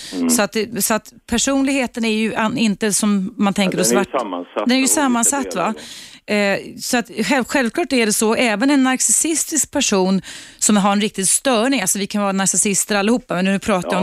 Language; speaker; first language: Swedish; native; Swedish